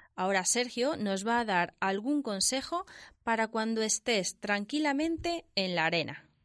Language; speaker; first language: Spanish; native; Spanish